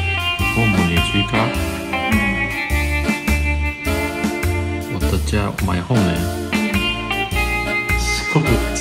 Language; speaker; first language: Japanese; non-native, learner; Chinese